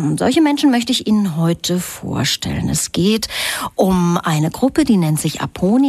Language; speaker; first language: German; native; German